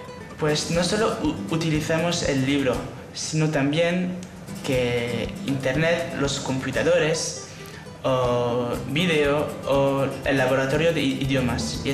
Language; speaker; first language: Spanish; non-native, fluent; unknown